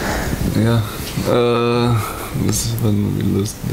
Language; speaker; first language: German; non-native, learner; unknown